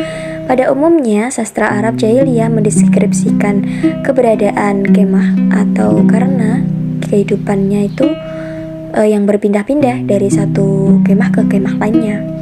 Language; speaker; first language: Indonesian; native; Indonesian